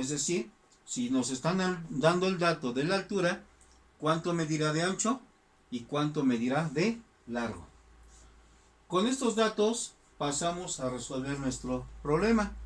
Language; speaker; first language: Spanish; native; Spanish